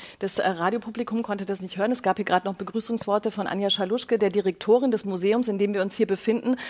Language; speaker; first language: German; native; German